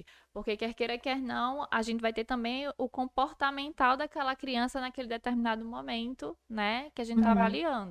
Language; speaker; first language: Portuguese; native; Portuguese